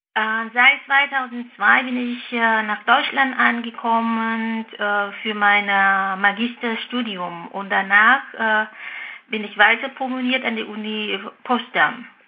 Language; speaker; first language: German; non-native, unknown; Vietnamese